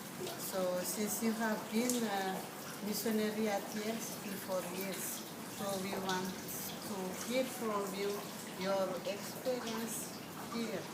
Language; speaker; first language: English; non-native, fluent; Malagasy